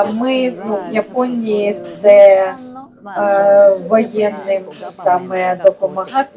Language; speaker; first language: Ukrainian; non-native, fluent; Japanese